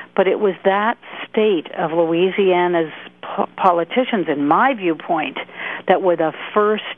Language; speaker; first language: English; native; English